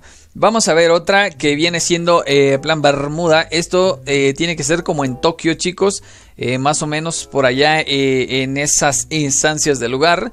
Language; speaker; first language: Spanish; native; Spanish